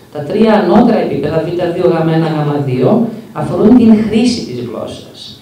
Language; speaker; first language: Greek; early bilingual, heritage; Greek